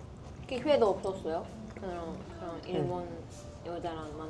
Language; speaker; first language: Korean; non-native, fluent; Japanese